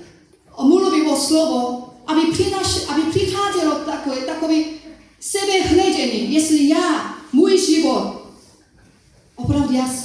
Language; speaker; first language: Czech; non-native, fluent; Korean